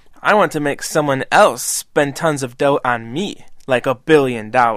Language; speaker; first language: English; native; English